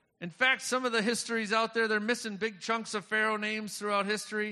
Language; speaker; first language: English; native; English